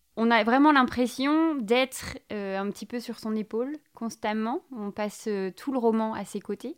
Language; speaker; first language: French; native; French